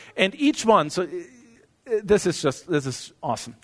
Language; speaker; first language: English; non-native, fluent; German